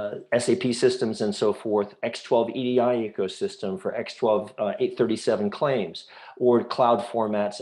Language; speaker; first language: English; native; English